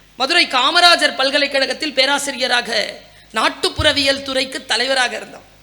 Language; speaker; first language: Tamil; non-native, local second language; Urdu